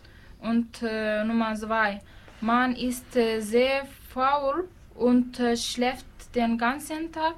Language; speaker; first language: German; non-native, learner; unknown